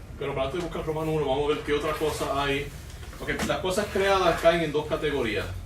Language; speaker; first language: Spanish; early bilingual, heritage; Spanish